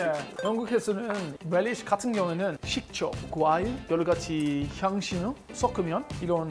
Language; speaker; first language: Korean; non-native, learner; English